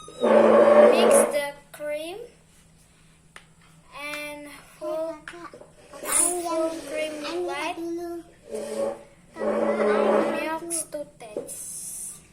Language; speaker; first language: English; non-native, learner; Indonesian